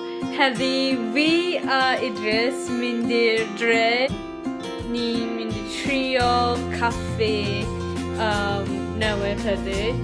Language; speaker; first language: Welsh; non-native, learner; Malay